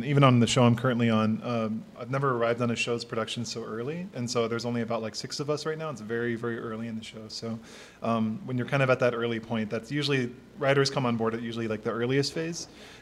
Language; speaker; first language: English; native; English